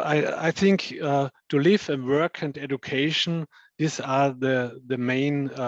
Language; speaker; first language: English; non-native, fluent; German